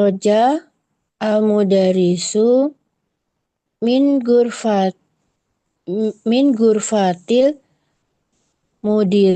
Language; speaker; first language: Arabic; non-native, learner; Indonesian